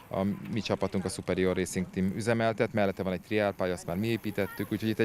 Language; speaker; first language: Hungarian; native; Hungarian